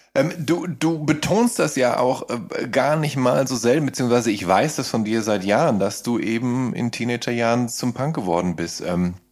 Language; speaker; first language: German; native; German